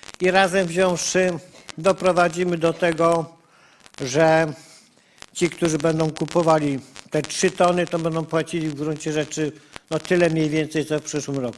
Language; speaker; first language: Polish; native; Polish